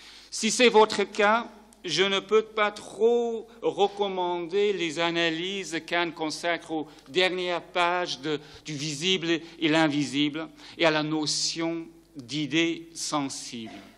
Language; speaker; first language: French; native; French